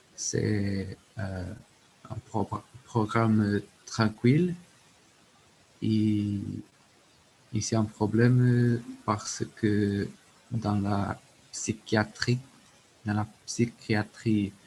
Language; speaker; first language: French; non-native, learner; Portuguese